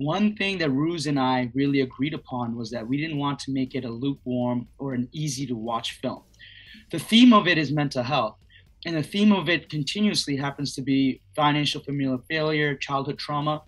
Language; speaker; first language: English; native; English